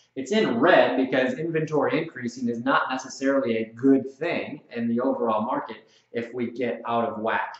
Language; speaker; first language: English; native; English